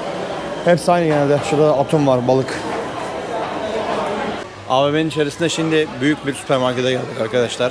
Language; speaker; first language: Turkish; native; Turkish